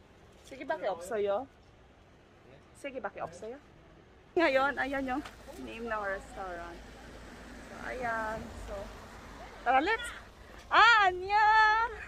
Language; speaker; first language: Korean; non-native, learner; Filipino